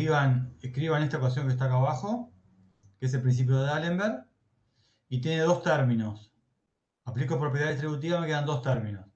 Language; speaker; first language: Spanish; native; Spanish